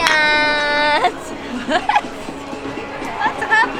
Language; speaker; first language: English; non-native, learner; Japanese